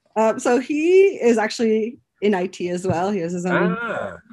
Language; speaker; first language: English; native; English